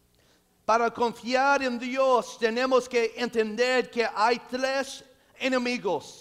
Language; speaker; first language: Spanish; non-native, local second language; English